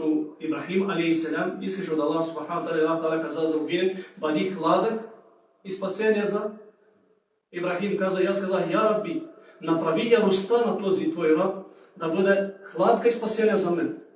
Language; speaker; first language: Bulgarian; native; Bulgarian